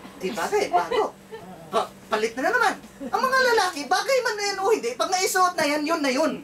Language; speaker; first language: Filipino; non-native, local second language; Cebuano